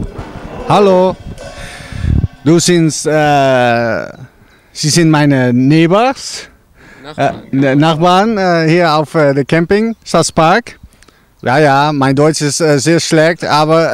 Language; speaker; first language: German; non-native, learner; Dutch